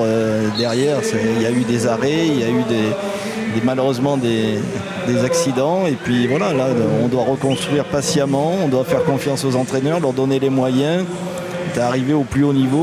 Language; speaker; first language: French; native; French